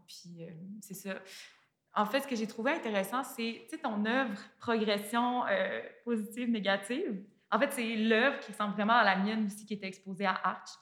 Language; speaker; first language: French; native; French